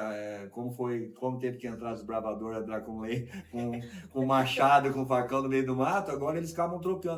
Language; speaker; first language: Portuguese; native; Portuguese